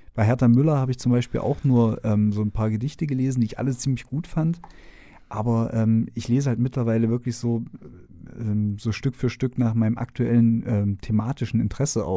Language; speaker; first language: German; native; German